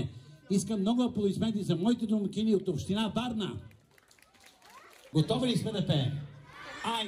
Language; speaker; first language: Bulgarian; native; Bulgarian